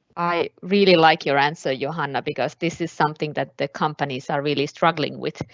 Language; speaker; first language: English; non-native, fluent; Finnish